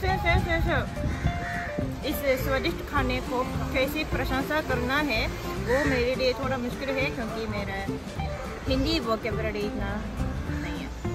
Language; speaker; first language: Hindi; non-native, fluent; Japanese